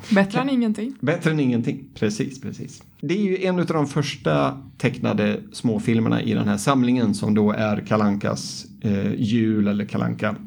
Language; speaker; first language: Swedish; non-native, fluent; Arabic